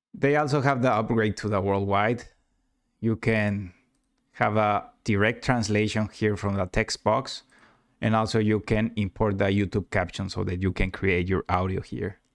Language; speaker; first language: English; non-native, fluent; Spanish